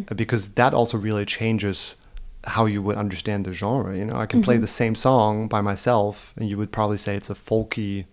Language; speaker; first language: English; non-native, fluent; German